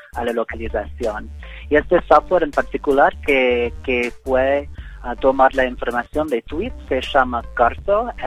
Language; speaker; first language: Spanish; non-native, fluent; English